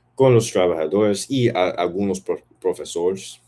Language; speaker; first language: Spanish; non-native, learner; English